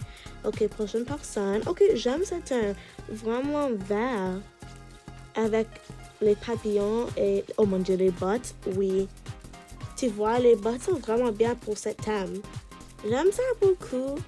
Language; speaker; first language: French; non-native, learner; English